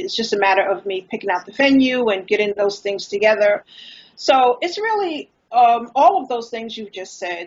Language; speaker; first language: English; native; English